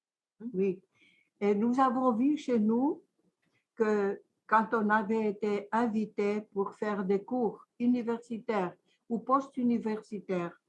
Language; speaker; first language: French; non-native, fluent; Greek